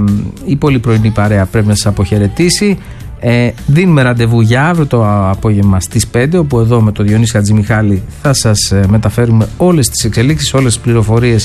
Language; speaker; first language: Greek; native; Greek